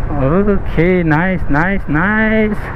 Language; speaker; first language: English; non-native, learner; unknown